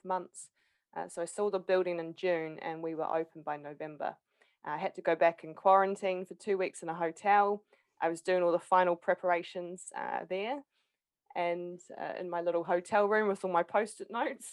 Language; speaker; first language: English; native; English